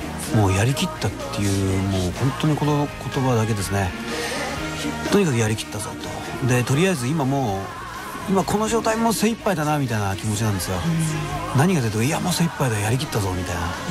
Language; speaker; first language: Japanese; native; Japanese